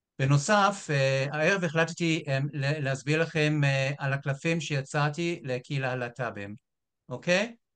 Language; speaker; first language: Hebrew; non-native, fluent; English